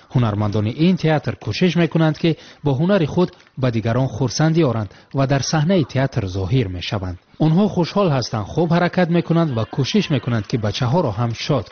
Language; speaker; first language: Tajik; native; Tajik